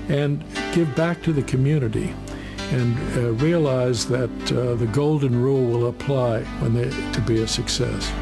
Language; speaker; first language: English; native; English